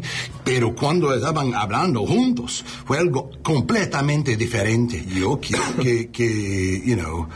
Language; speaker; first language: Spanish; non-native, learner; English